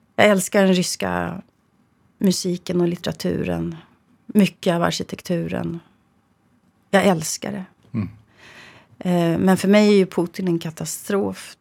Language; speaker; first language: Swedish; native; Swedish